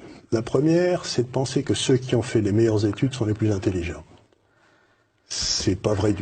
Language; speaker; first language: French; native; French